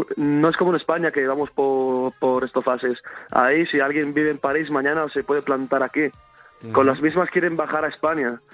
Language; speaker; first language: Spanish; early bilingual, other home language; Arabic